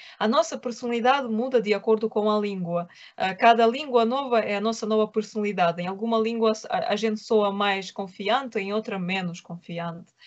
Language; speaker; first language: Portuguese; non-native, fluent; Ukrainian